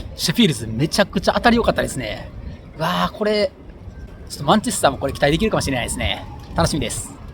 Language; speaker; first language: Japanese; native; Japanese